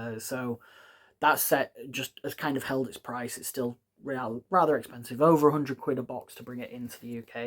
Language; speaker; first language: English; native; English